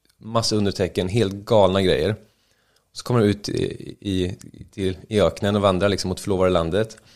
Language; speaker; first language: Swedish; native; Swedish